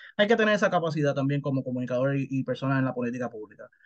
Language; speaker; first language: Spanish; native; Spanish